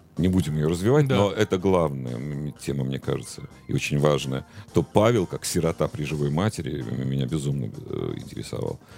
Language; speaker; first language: Russian; native; Russian